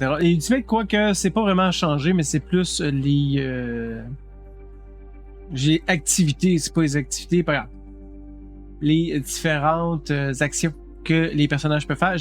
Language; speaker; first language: French; native; French